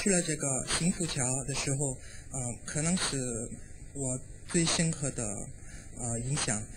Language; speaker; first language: Chinese; non-native, fluent; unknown